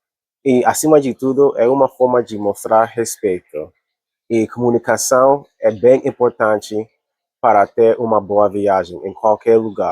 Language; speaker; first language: Portuguese; non-native, learner; English